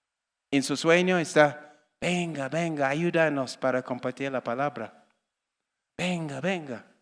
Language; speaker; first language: Spanish; non-native, learner; English